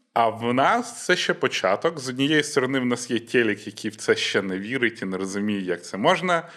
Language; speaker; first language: Ukrainian; native; Ukrainian